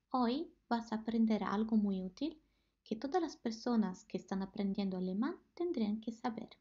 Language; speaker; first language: Spanish; non-native, fluent; Italian